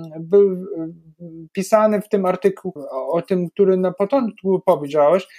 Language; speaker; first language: Polish; non-native, fluent; German